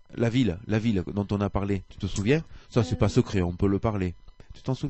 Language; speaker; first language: French; native; French